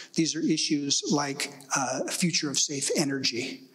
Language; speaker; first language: English; native; English